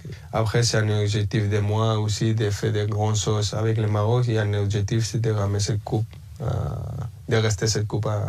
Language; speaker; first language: French; early bilingual, other home language; Spanish